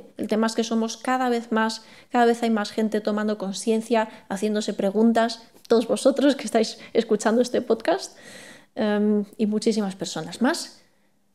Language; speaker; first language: Spanish; native; Spanish